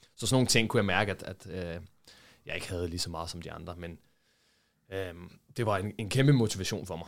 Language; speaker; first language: Danish; early bilingual, other home language; Portuguese